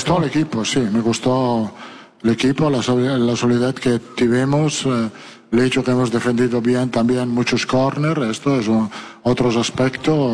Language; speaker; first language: Spanish; non-native, fluent; Italian